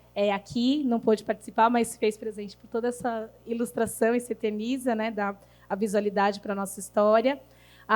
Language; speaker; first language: Portuguese; native; Portuguese